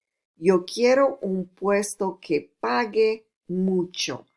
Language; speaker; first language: Spanish; non-native, fluent; English